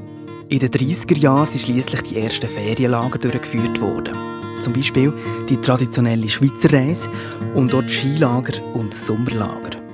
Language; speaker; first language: German; native; German